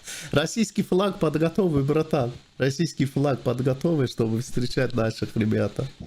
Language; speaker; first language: Russian; non-native, fluent; Armenian